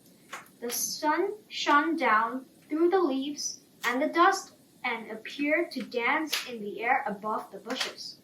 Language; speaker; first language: English; non-native, fluent; Korean